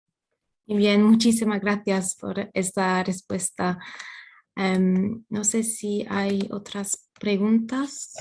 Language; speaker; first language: Spanish; non-native, fluent; English